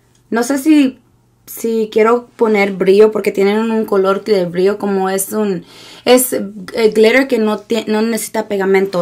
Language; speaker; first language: Spanish; early bilingual, heritage; Spanish